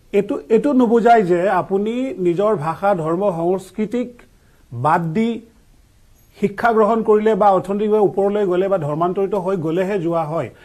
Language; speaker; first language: Assamese; non-native, local second language; Mising